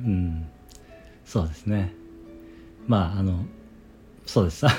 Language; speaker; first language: Japanese; native; Japanese